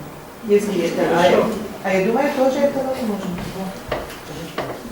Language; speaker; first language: Russian; non-native, learner; German